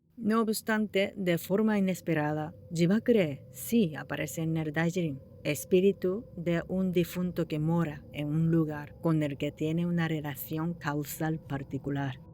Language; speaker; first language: Spanish; non-native, fluent; Japanese